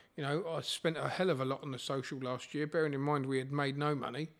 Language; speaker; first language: English; native; English